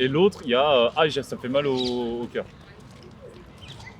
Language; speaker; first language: French; native; French